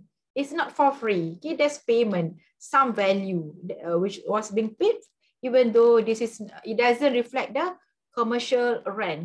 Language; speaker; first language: English; non-native, local second language; Malay